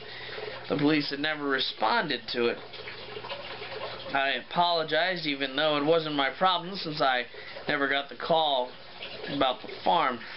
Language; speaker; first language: English; native; English